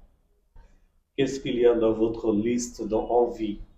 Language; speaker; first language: French; non-native, fluent; Bangla